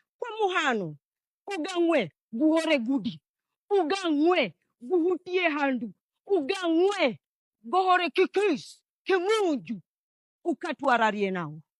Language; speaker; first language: Kikuyu; non-native, local second language; Luyia